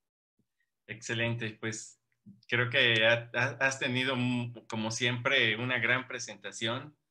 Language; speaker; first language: Spanish; native; Spanish